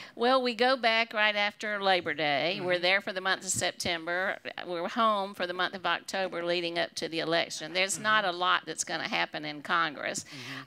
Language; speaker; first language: English; native; English